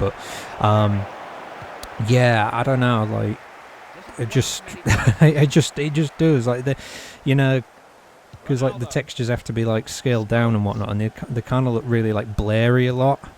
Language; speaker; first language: English; native; English